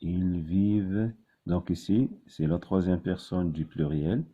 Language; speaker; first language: French; non-native, local second language; Arabic